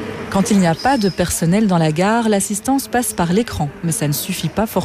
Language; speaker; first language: French; native; French